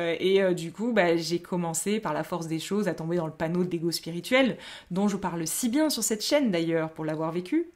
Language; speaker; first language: French; native; French